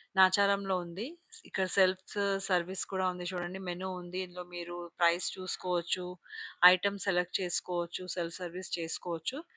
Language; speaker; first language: Telugu; non-native, local second language; Hindi